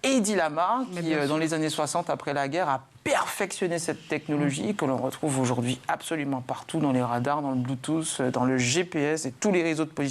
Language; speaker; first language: French; native; French